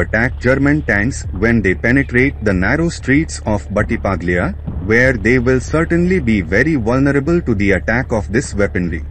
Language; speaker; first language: English; non-native, fluent; Portuguese